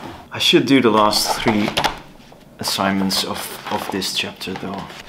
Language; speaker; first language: English; non-native, fluent; Dutch